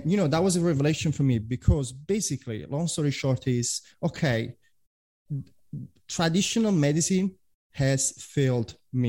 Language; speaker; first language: English; non-native, fluent; Italian